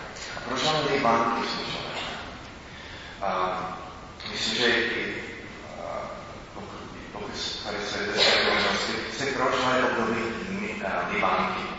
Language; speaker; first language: Czech; non-native, fluent; English